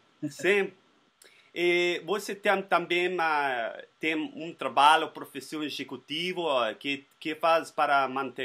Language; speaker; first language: Portuguese; non-native, learner; Spanish